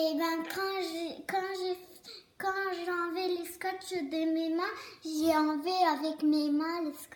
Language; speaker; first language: French; early bilingual, other home language; Turkish